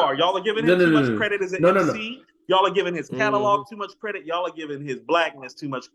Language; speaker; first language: English; native; English